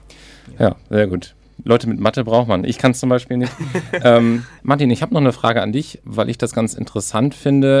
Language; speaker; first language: German; native; German